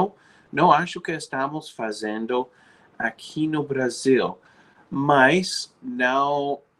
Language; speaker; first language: Portuguese; non-native, fluent; English